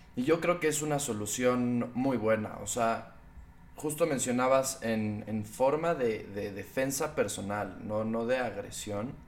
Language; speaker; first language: Spanish; native; Spanish